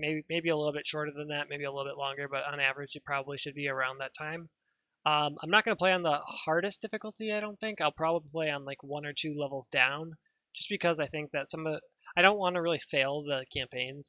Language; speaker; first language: English; native; English